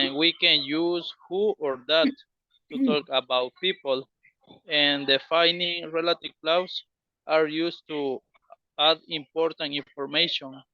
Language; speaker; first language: English; non-native, learner; Spanish